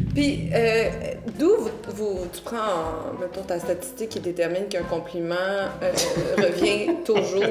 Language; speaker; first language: French; native; French